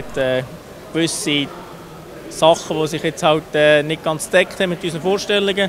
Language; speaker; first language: German; native; German